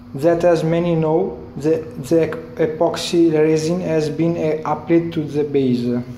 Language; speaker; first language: English; non-native, learner; Italian